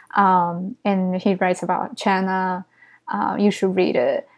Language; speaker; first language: English; non-native, fluent; Chinese